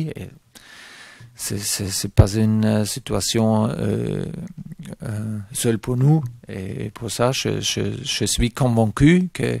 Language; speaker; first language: French; non-native, fluent; German